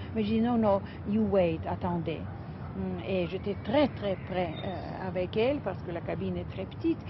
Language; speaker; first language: French; non-native, fluent; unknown